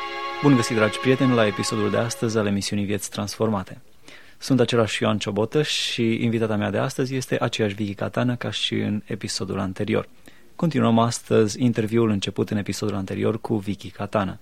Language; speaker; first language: Romanian; native; Romanian